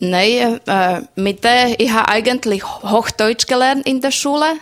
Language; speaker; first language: German; non-native, learner; Slovak